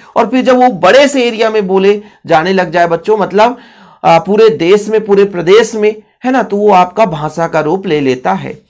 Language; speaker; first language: Hindi; native; Hindi